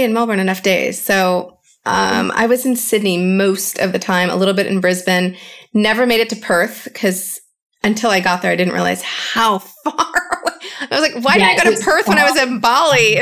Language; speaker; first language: English; native; English